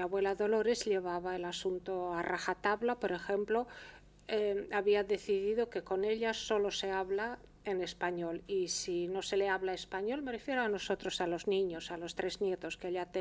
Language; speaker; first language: Spanish; early bilingual, heritage; Spanish